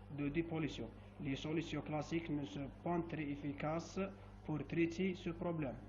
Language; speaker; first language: French; non-native, local second language; Arabic